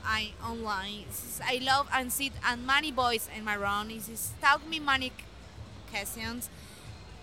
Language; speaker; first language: English; non-native, learner; Spanish